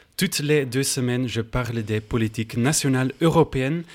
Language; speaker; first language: French; native; French